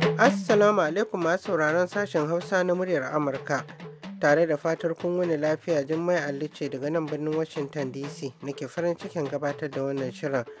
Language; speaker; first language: Hausa; native; Hausa